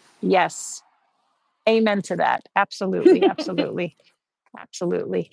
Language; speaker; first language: English; native; English